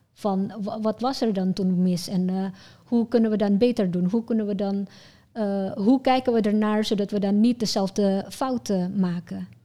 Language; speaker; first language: Dutch; non-native, fluent; Indonesian